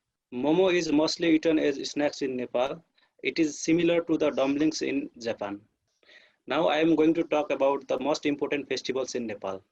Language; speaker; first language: English; non-native, fluent; Nepali